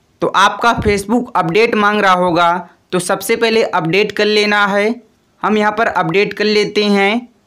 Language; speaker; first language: Hindi; native; Hindi